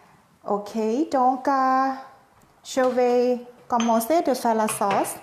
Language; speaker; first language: French; non-native, fluent; Thai